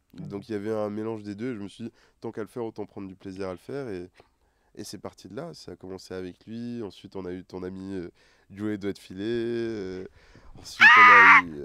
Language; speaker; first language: French; non-native, local second language; Wolof